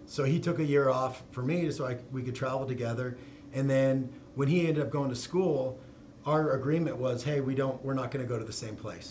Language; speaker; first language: English; native; English